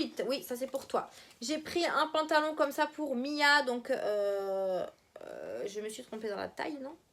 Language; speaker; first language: French; native; French